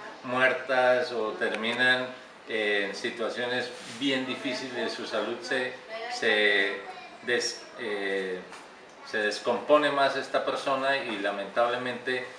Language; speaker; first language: Spanish; native; Spanish